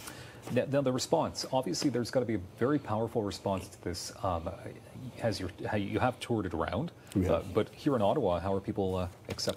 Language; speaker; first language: English; native; English